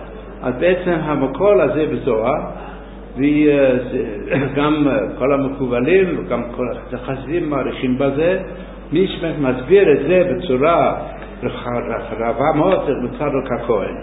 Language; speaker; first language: Hebrew; non-native, fluent; English